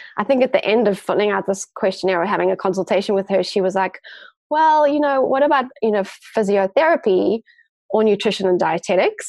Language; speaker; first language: English; native; English